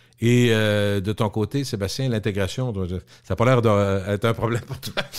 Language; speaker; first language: French; native; French